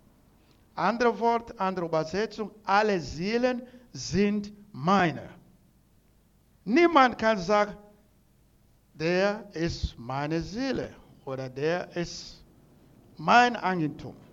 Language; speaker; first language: German; non-native, learner; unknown